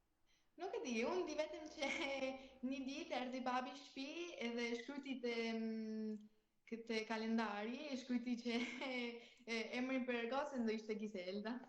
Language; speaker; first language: Albanian; early bilingual, heritage; Albanian